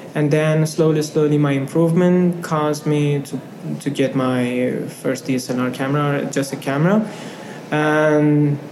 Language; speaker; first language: English; non-native, fluent; Persian